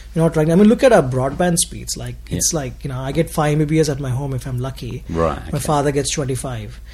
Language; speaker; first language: English; non-native, local second language; Telugu